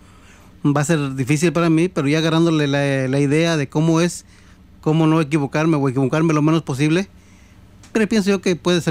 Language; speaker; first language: Spanish; native; Spanish